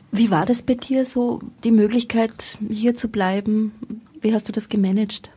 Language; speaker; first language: German; native; German